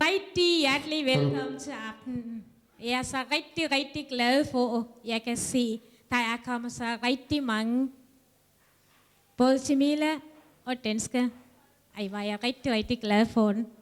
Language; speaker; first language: Danish; non-native, fluent; Tamil